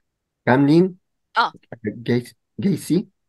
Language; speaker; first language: Cantonese; non-native, learner; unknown